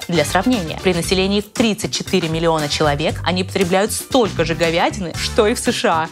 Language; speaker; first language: Russian; native; Russian